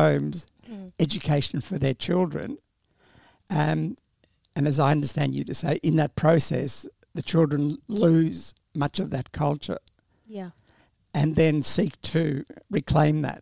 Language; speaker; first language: English; early bilingual, other home language; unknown